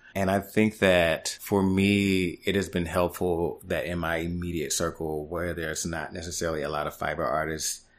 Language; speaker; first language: English; native; English